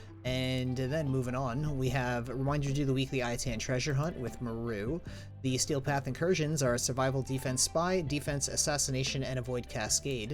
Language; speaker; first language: English; native; English